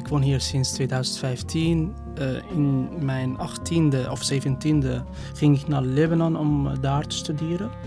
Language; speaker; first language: Dutch; non-native, fluent; Persian